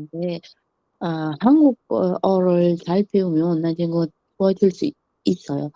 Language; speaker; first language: Korean; non-native, learner; Uzbek